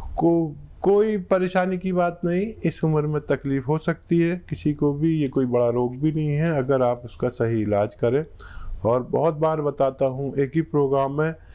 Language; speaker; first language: Hindi; native; Hindi